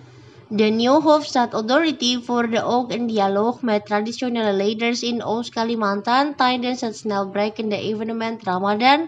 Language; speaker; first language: Dutch; non-native, fluent; Indonesian